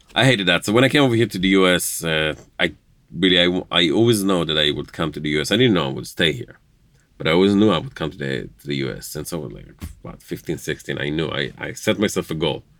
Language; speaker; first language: English; non-native, fluent; Hebrew